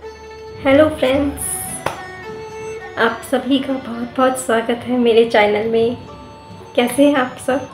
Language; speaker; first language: Hindi; native; Hindi